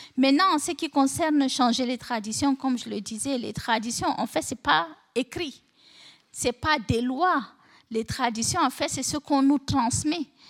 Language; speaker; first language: French; non-native, local second language; Fula